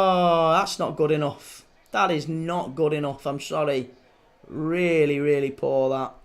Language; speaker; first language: English; native; English